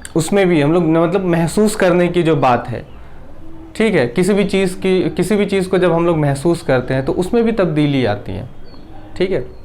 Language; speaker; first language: Urdu; native; Urdu